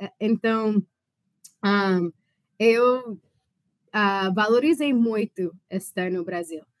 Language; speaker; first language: Portuguese; non-native, fluent; English